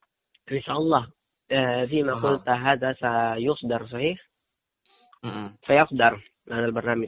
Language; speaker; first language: Arabic; non-native, learner; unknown